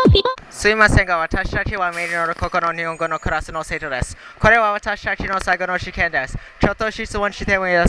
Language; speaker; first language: Japanese; non-native, learner; English